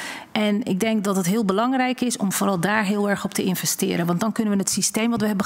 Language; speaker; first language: Dutch; native; Dutch